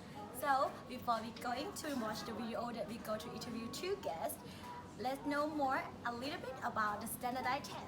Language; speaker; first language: English; non-native, learner; Thai